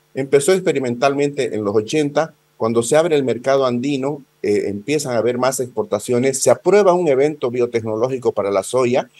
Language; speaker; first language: Spanish; native; Spanish